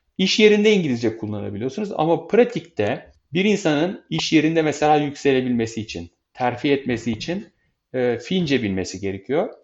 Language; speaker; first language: Turkish; native; Turkish